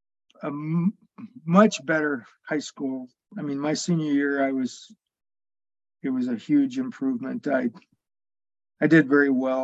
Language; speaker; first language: English; native; English